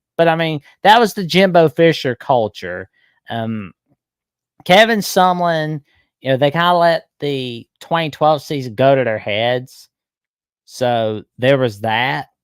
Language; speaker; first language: English; native; English